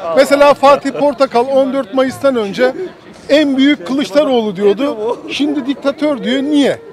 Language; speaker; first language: Turkish; native; Turkish